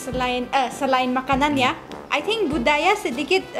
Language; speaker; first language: Indonesian; non-native, fluent; Manipuri